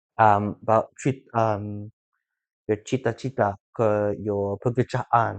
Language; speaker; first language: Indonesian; early bilingual, heritage; English